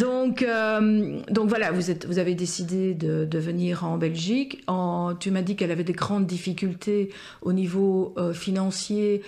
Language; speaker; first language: French; native; French